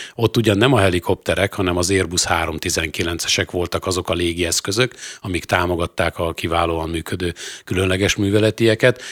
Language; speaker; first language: Hungarian; native; Hungarian